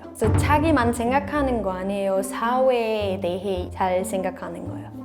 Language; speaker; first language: Korean; non-native, fluent; Danish